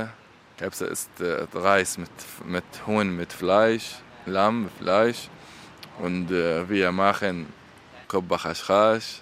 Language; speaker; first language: German; non-native, learner; Arabic